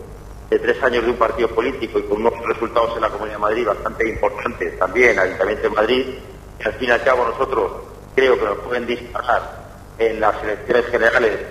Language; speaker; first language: Spanish; native; Spanish